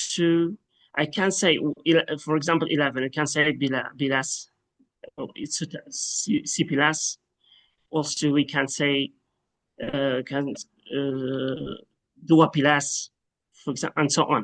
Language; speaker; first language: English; non-native, fluent; Arabic